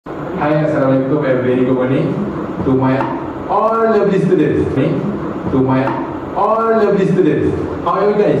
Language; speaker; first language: English; non-native, fluent; Malay